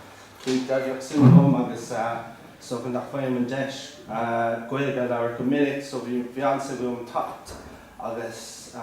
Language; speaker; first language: Irish; non-native, local second language; English